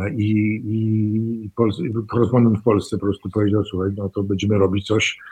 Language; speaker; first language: Polish; early bilingual, heritage; Polish